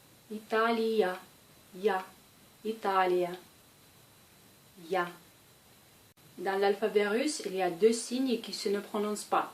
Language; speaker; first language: French; non-native, fluent; Russian